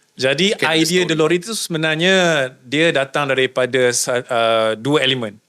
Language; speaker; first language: Malay; native; Malay